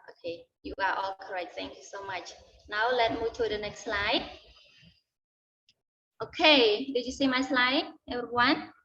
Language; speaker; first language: English; non-native, learner; Khmer